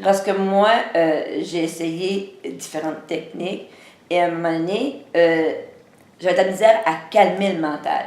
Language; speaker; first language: French; native; French